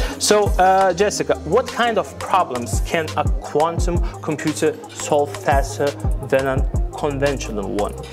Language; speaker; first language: English; non-native, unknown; Lithuanian